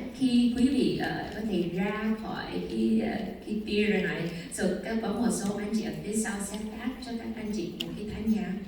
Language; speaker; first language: Vietnamese; early bilingual, heritage; Vietnamese